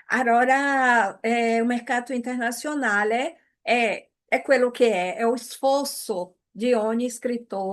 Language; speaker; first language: Italian; early bilingual, heritage; Portuguese